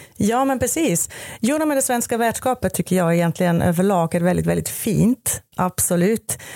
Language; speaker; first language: Swedish; non-native, fluent; German